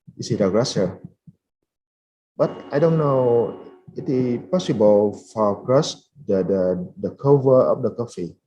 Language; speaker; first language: English; non-native, fluent; Vietnamese